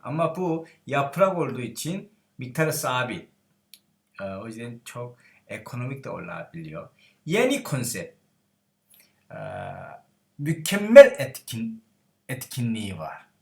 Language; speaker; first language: Turkish; non-native, learner; Korean